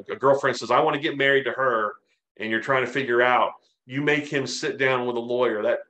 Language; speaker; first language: English; native; English